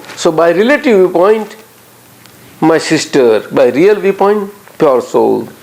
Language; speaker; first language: English; non-native, local second language; Gujarati